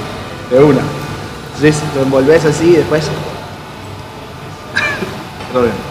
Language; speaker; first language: Spanish; non-native, fluent; English